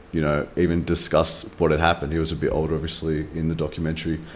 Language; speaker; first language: English; native; English